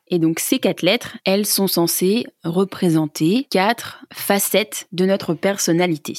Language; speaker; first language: French; native; French